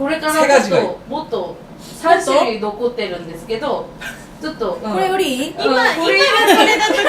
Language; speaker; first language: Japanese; non-native, learner; Korean